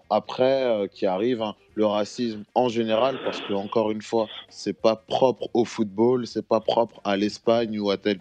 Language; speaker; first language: French; native; French